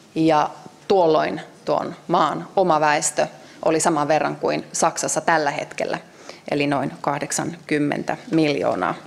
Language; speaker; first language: Finnish; native; Finnish